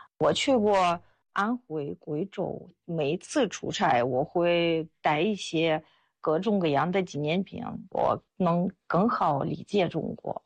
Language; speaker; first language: Chinese; non-native, fluent; Russian